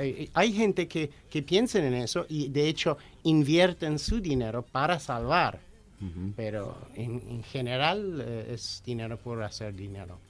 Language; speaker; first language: Spanish; non-native, fluent; English